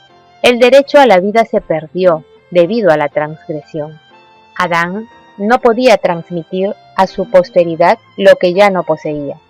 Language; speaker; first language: Spanish; native; Spanish